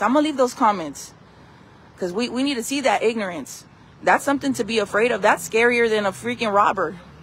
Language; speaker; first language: English; early bilingual, other home language; Spanish